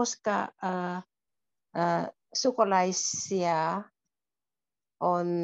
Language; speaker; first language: Finnish; non-native, learner; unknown